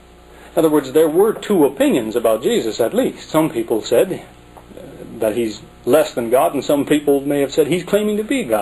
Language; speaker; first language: English; native; English